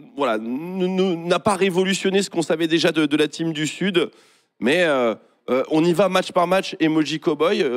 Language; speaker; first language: French; native; French